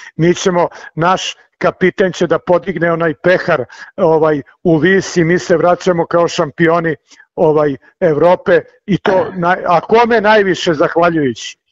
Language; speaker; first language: Serbian; native; Serbian